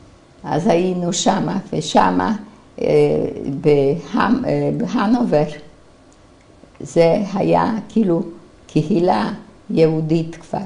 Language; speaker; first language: Hebrew; non-native, fluent; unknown